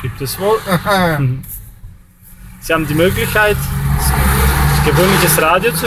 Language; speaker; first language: German; native; German